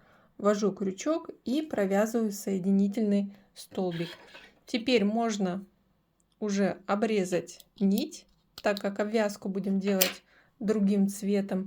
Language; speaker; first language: Russian; native; Russian